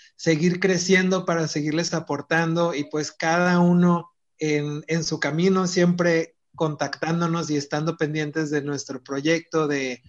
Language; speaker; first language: Spanish; native; Spanish